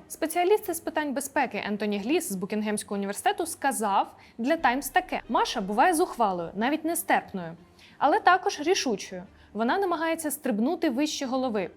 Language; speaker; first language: Ukrainian; non-native, local second language; Russian